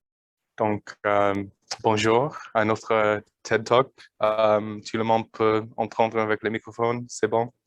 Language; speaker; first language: French; non-native, learner; English